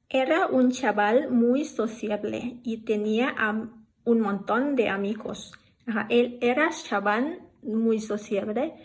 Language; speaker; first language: Spanish; non-native, fluent; Thai